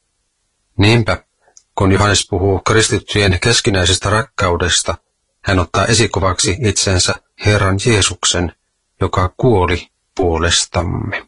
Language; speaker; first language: Finnish; native; Finnish